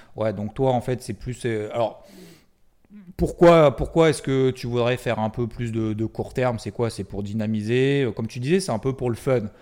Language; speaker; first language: French; native; French